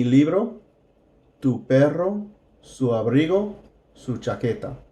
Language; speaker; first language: Spanish; non-native, fluent; English